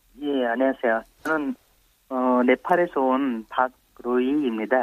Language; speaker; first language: Korean; non-native, fluent; Nepali